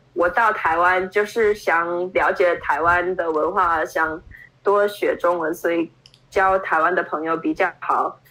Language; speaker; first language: Chinese; non-native, fluent; English